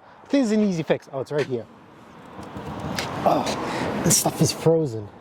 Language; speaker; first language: English; native; English